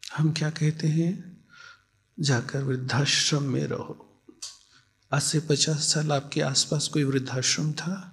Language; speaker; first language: Hindi; native; Hindi